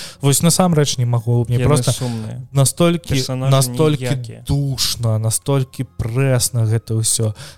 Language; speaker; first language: Belarusian; non-native, local second language; Russian